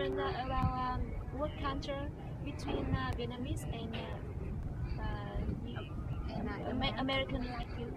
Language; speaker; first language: English; non-native, learner; Vietnamese